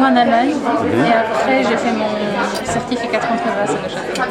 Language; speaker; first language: French; native; French